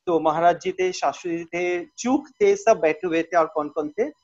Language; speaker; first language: Hindi; non-native, local second language; Bangla